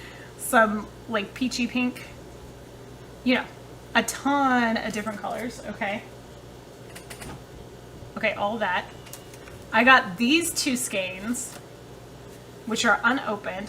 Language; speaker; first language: English; native; English